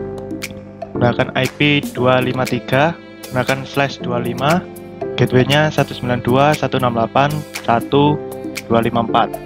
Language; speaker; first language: Indonesian; native; Indonesian